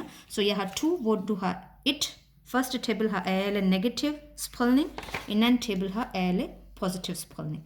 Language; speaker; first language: Danish; non-native, fluent; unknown